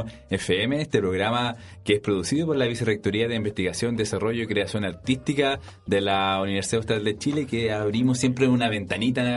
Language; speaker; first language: Spanish; native; Spanish